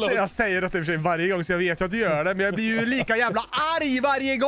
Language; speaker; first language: Swedish; native; Swedish